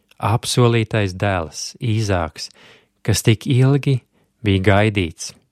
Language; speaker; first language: Latvian; native; Latvian